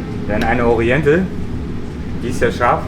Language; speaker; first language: German; native; German